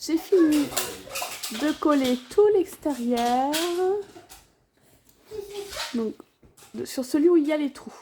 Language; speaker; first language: French; native; French